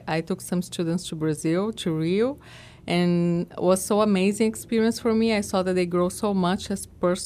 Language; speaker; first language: English; non-native, learner; Portuguese